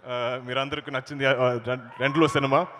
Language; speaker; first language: Telugu; non-native, learner; Malayalam